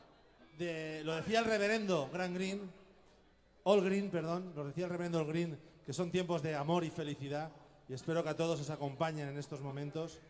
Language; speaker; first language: Spanish; native; Spanish